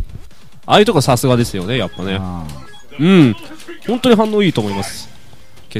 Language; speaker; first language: Japanese; native; Japanese